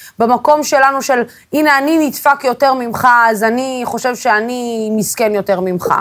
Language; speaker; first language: Hebrew; non-native, local second language; Arabic